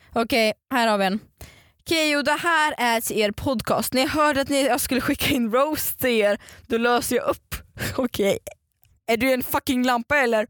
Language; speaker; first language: Swedish; native; Swedish